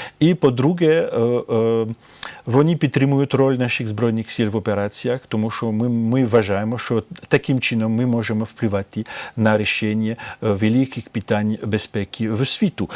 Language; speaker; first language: Ukrainian; non-native, fluent; French